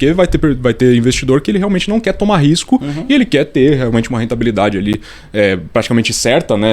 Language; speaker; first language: Portuguese; native; Portuguese